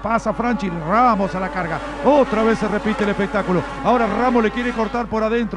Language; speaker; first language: Spanish; native; Spanish